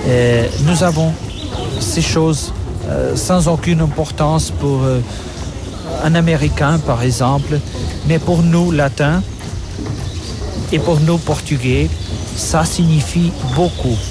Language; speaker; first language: French; non-native, fluent; Portuguese